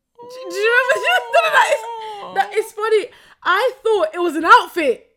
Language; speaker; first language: English; early bilingual, other home language; Spanish